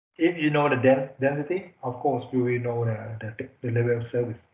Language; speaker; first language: English; non-native, fluent; Thai